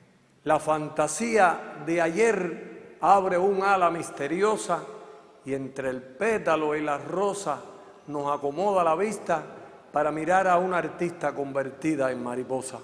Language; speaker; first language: Spanish; native; Spanish